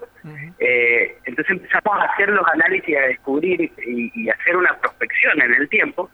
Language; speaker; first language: Spanish; native; Spanish